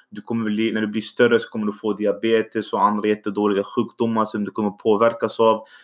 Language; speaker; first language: Swedish; early bilingual, other home language; Arabic